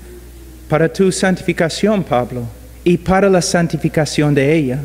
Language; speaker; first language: Spanish; non-native, fluent; English